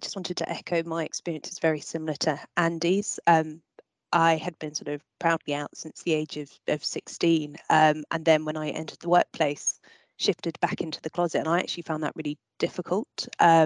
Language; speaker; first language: English; native; English